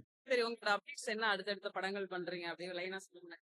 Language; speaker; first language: Tamil; native; Tamil